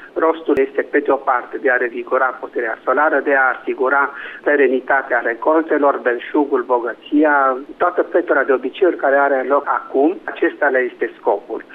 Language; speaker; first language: Romanian; native; Romanian